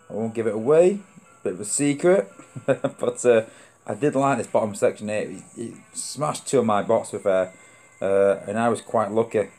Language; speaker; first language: English; native; English